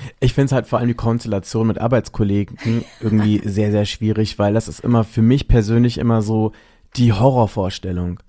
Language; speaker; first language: German; native; German